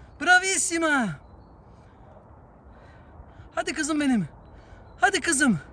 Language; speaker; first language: Turkish; early bilingual, heritage; Turkish